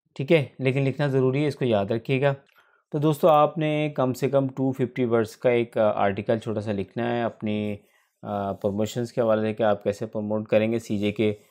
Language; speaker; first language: Urdu; native; Urdu